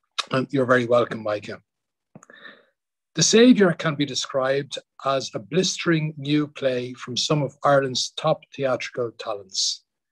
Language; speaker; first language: English; native; English